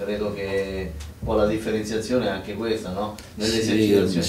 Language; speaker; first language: Italian; native; Italian